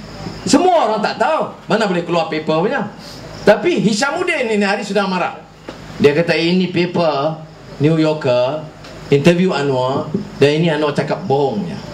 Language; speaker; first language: Malay; native; Malay